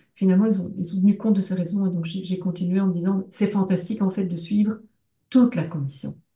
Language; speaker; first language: French; native; French